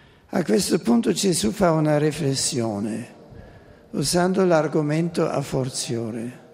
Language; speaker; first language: Italian; non-native, fluent; German